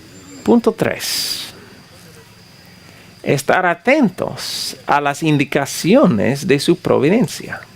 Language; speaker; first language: Spanish; non-native, fluent; English